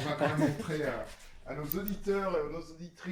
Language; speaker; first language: French; native; French